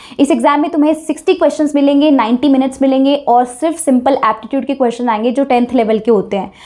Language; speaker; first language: Hindi; native; Hindi